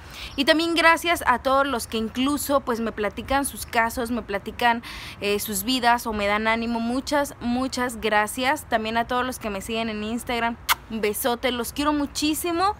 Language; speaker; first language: Spanish; native; Spanish